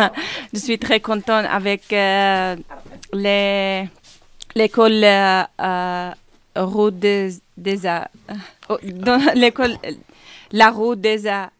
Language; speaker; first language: French; non-native, learner; Kurdish